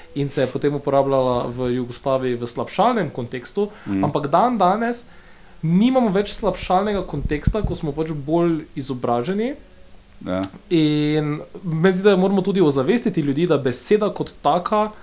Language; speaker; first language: Slovenian; non-native, local second language; Albanian